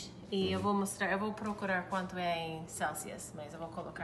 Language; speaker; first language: Portuguese; non-native, learner; English